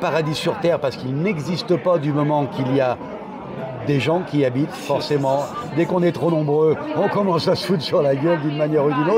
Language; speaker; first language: French; native; French